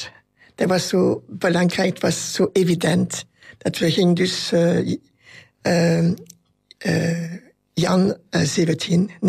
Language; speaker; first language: Dutch; non-native, local second language; French